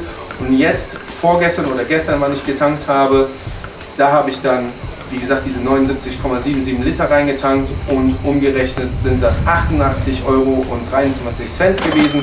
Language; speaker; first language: German; native; German